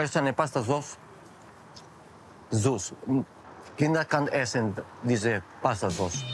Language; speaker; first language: German; non-native, learner; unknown